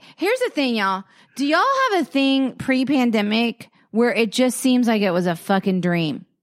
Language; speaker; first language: English; native; English